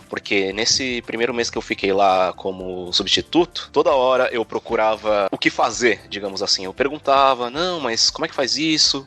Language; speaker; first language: Portuguese; native; Portuguese